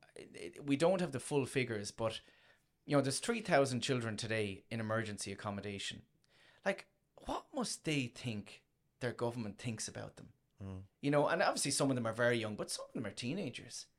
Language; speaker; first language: English; native; English